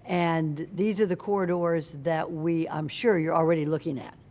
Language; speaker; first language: English; native; English